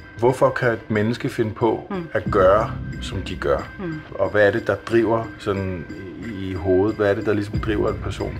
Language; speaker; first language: Danish; native; Danish